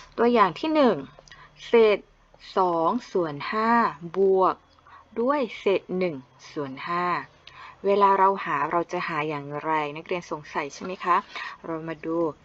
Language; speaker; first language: Thai; non-native, local second language; Malay